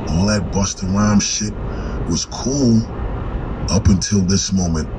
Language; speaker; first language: English; native; English